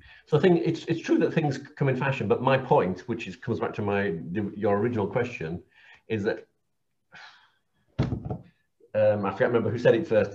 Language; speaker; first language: English; native; English